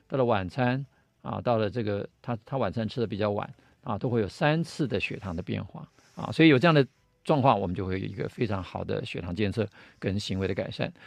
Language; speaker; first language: Chinese; native; Chinese